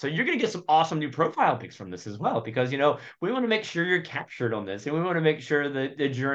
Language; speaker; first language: English; native; English